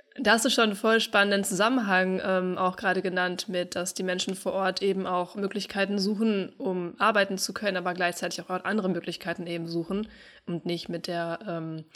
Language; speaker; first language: German; native; German